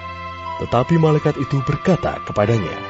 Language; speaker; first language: Indonesian; native; Indonesian